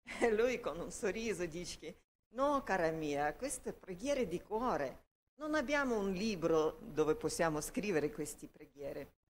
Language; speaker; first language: Italian; non-native, learner; Ukrainian